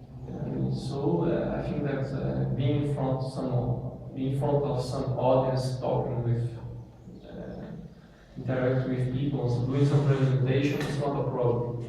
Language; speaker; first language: English; non-native, learner; Portuguese